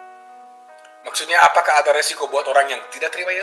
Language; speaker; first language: Indonesian; non-native, fluent; Hebrew